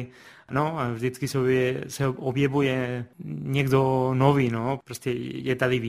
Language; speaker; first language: Czech; non-native, fluent; Spanish